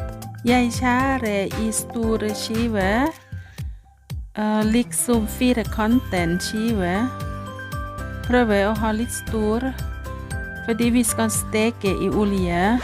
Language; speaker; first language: Norwegian; non-native, learner; Thai